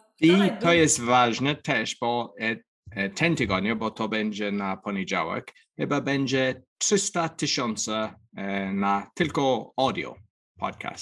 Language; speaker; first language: Polish; non-native, learner; English